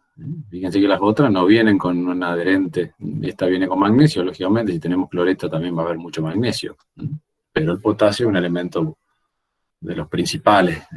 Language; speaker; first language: Spanish; native; Spanish